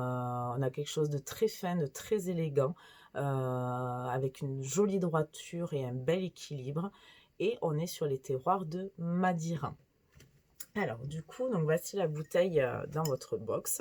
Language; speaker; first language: French; native; French